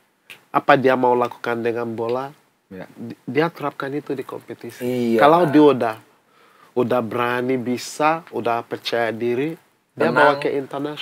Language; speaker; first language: Indonesian; non-native, fluent; English